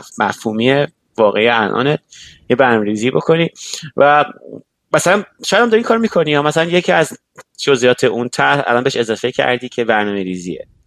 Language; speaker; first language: Persian; native; Persian